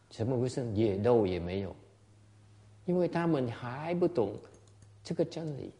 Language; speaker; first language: Chinese; non-native, learner; Vietnamese